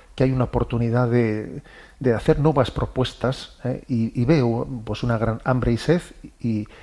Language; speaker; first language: Spanish; native; Spanish